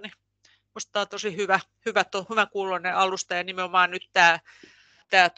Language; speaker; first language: Finnish; native; Finnish